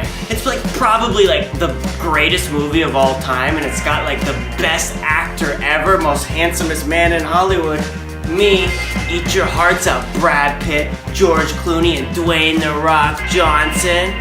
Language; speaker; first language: English; native; English